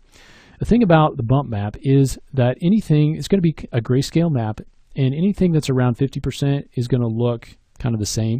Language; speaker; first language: English; native; English